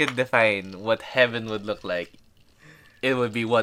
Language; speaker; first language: English; non-native, local second language; Filipino